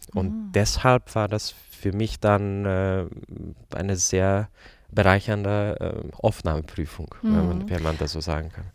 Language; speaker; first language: German; non-native, fluent; Hungarian